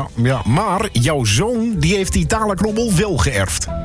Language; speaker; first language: Dutch; native; Dutch